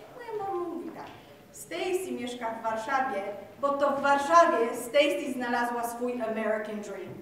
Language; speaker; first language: Polish; early bilingual, heritage; Polish